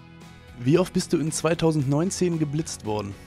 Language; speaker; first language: German; native; German